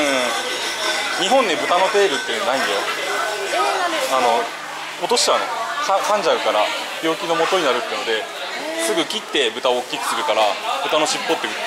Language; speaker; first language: Japanese; native; Japanese